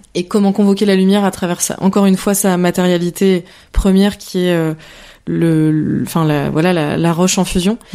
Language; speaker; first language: French; native; French